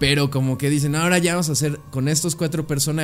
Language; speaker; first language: Spanish; native; Spanish